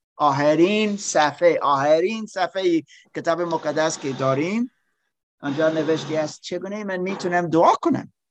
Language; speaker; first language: Persian; non-native, learner; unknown